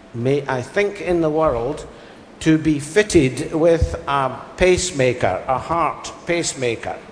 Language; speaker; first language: English; native; English